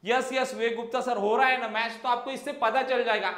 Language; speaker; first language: Hindi; non-native, local second language; Marathi